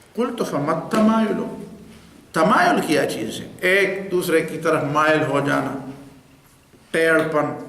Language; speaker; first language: Urdu; non-native, local second language; Pashto